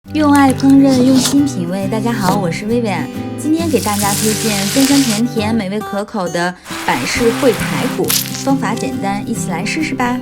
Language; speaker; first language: Chinese; native; Chinese